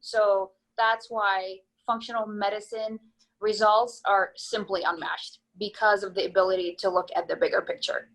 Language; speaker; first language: English; non-native, fluent; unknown